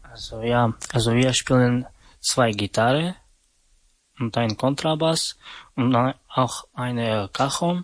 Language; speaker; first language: German; non-native, learner; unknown